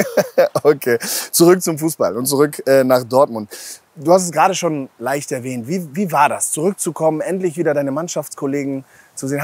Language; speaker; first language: German; native; German